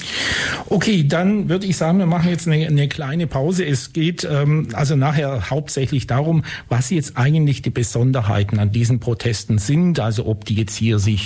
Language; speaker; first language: German; native; German